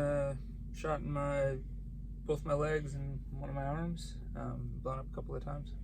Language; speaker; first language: English; native; English